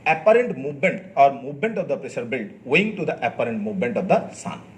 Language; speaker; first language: English; non-native, local second language; Bangla